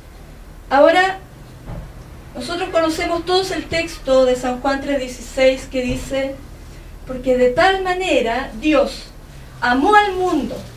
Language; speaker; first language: Spanish; native; Spanish